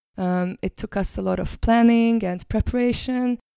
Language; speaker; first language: English; non-native, fluent; Hungarian